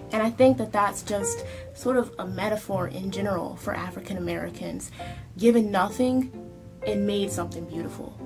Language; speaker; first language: English; native; English